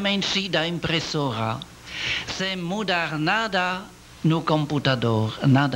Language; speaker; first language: Portuguese; non-native, learner; French